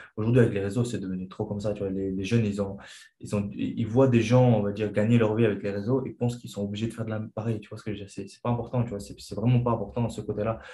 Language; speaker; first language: French; non-native, fluent; Chechen